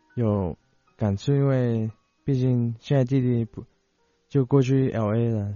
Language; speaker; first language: Chinese; early bilingual, heritage; Chinese